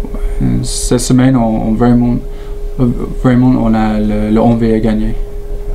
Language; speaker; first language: French; non-native, learner; English